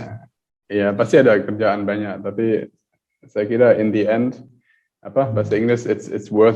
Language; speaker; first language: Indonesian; early bilingual, heritage; German